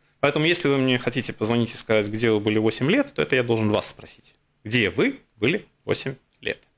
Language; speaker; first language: Russian; native; Russian